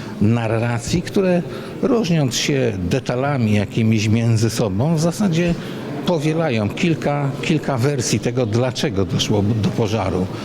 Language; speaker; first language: Polish; native; Polish